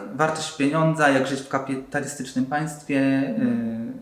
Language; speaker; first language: Polish; native; Polish